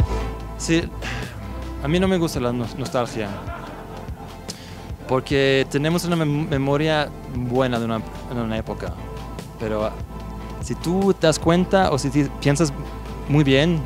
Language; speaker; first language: Spanish; non-native, fluent; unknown